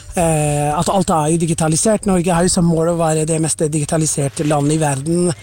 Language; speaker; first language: Norwegian; non-native, fluent; Somali